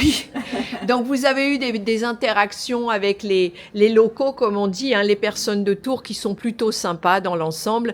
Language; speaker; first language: French; native; French